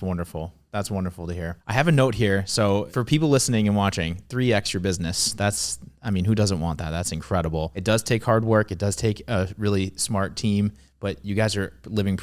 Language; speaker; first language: English; native; English